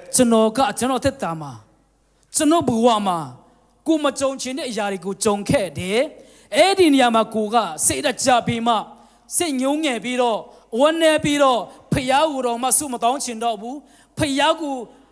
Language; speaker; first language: Burmese; non-native, local second language; Tedim Chin